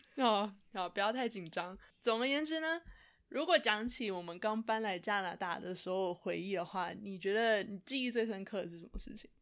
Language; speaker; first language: Chinese; native; Chinese